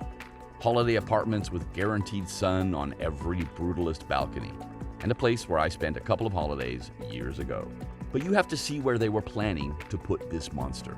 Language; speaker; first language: English; native; English